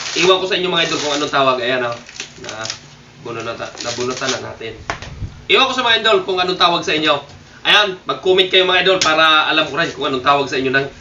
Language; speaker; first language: Filipino; non-native, local second language; Bikol